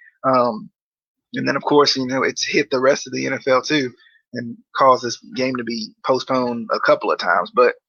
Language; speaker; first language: English; native; English